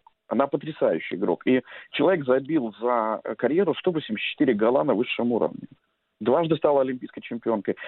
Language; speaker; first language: Russian; native; Russian